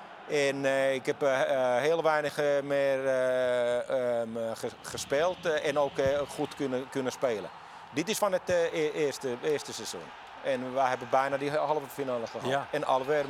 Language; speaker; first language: Dutch; non-native, fluent; Finnish